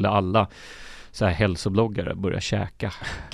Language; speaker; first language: Swedish; native; Swedish